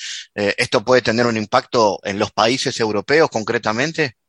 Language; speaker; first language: Spanish; native; Spanish